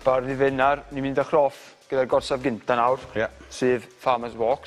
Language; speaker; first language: Welsh; native; Welsh